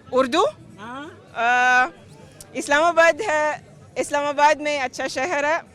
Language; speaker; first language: Hindi; non-native, learner; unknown